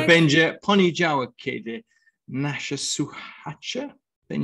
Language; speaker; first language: Polish; non-native, learner; English